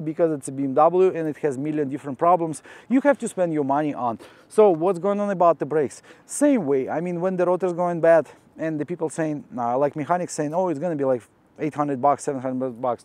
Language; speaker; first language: English; non-native, fluent; Russian